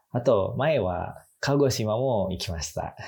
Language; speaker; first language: Japanese; non-native, learner; Indonesian